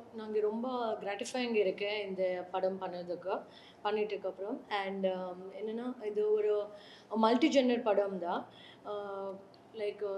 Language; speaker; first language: Tamil; non-native, learner; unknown